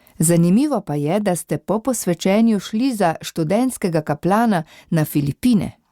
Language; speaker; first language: Slovenian; native; Slovenian